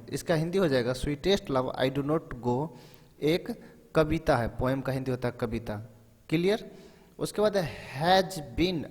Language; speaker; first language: Hindi; native; Hindi